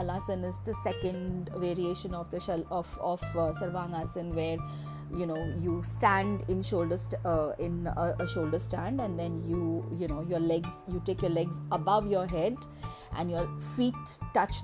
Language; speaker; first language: English; non-native, local second language; Malayalam